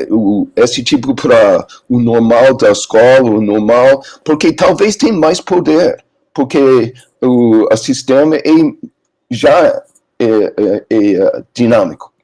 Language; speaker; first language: Portuguese; non-native, learner; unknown